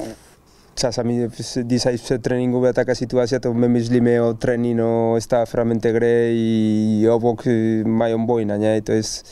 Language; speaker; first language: Polish; non-native, learner; Spanish